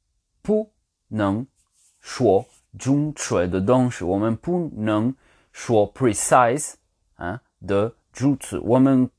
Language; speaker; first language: Chinese; non-native, learner; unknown